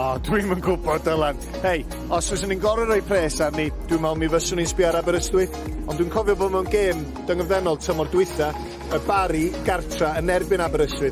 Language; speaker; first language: Welsh; native; Welsh